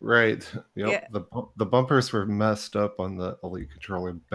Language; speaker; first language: English; native; English